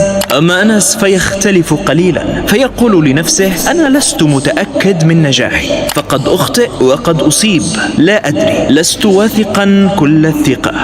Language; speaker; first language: Arabic; native; Arabic